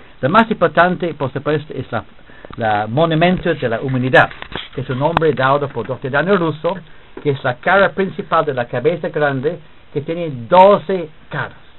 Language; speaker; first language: Spanish; non-native, fluent; English